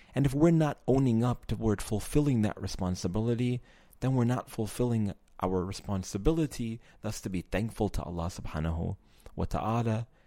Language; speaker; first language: English; native; English